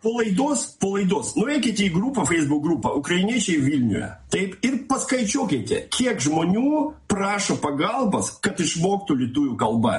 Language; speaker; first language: Lithuanian; non-native, local second language; Russian